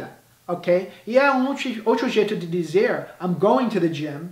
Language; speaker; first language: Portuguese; non-native, fluent; English